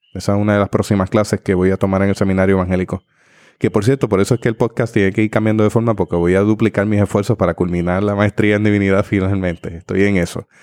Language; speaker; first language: Spanish; native; Spanish